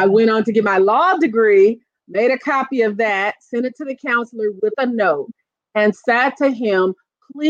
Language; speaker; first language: English; native; English